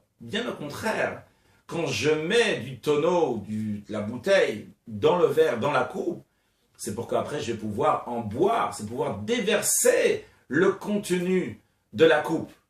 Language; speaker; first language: French; native; French